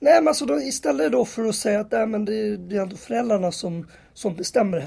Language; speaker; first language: Swedish; native; Swedish